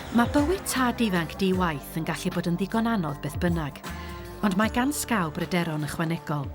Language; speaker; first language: Welsh; native; Welsh